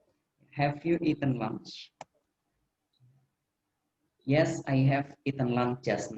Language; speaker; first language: English; non-native, fluent; Indonesian